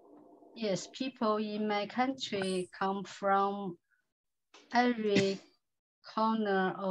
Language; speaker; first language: English; non-native, learner; Chinese